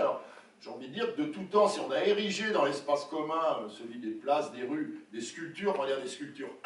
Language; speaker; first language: French; native; French